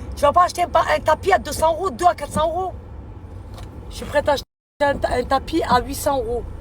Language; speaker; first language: French; native; French